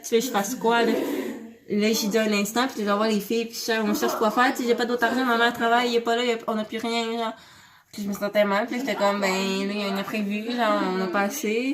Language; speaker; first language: French; native; French